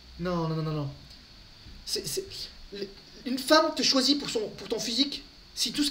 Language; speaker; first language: French; native; French